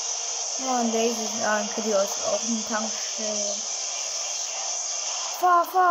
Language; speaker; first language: German; native; German